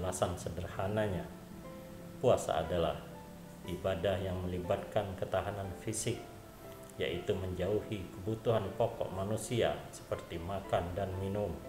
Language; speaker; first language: Indonesian; native; Indonesian